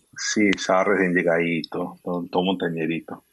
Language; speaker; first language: Spanish; native; Spanish